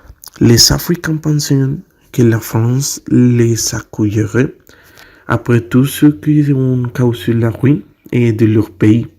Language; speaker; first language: French; non-native, learner; Spanish